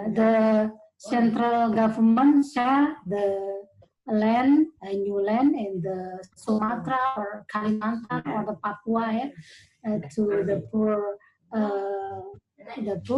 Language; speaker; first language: English; non-native, learner; Indonesian